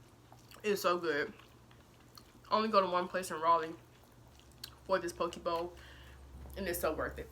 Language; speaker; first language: English; native; English